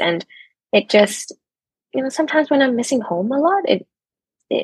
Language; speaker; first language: English; non-native, local second language; Cantonese